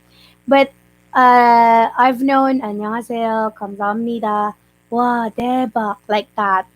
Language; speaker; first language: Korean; non-native, learner; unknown